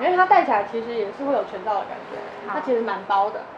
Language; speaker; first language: Chinese; native; Chinese